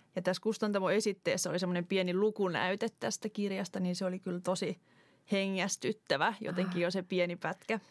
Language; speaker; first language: Finnish; native; Finnish